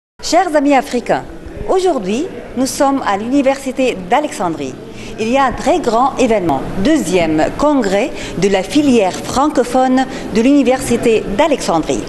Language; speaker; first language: French; non-native, fluent; Arabic